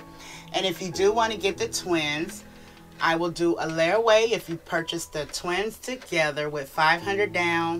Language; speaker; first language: English; native; English